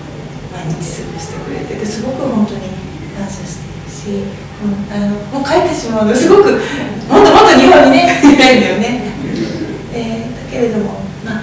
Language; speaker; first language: Japanese; native; Japanese